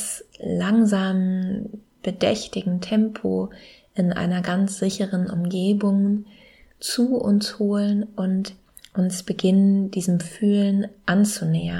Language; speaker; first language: German; native; German